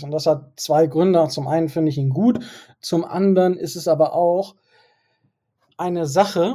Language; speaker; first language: German; native; German